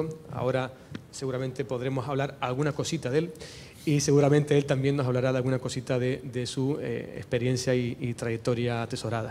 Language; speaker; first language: Spanish; native; Spanish